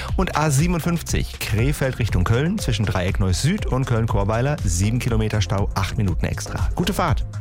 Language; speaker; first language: German; native; German